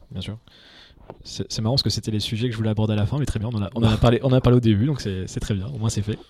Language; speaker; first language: French; native; French